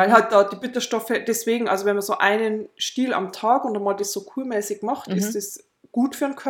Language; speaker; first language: German; native; German